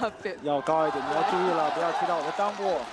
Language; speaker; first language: Chinese; native; Chinese